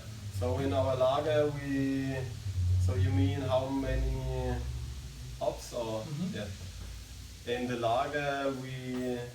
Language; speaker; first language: English; non-native, learner; German